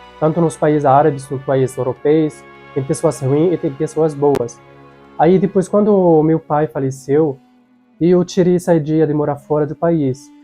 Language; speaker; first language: Portuguese; non-native, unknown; Arabic